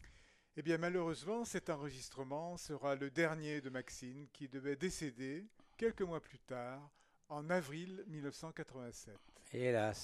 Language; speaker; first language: French; native; French